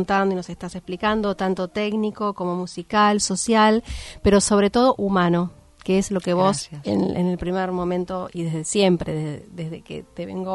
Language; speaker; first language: Spanish; native; Spanish